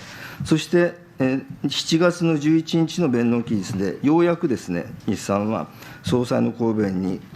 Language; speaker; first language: Japanese; native; Japanese